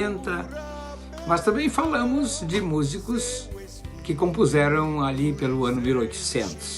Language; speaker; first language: Portuguese; native; Portuguese